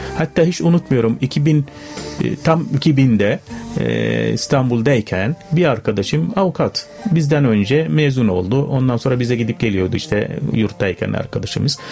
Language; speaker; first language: Turkish; non-native, fluent; Arabic